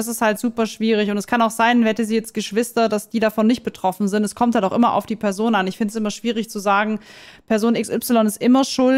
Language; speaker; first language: German; native; German